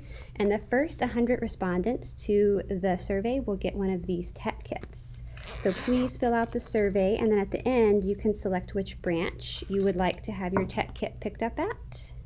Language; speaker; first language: English; native; English